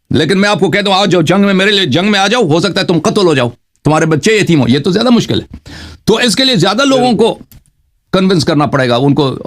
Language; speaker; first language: Urdu; non-native, fluent; Persian